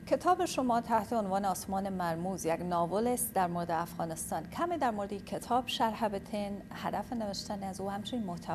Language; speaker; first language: Persian; native; Persian